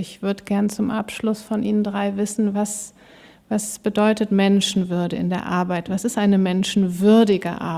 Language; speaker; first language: German; native; German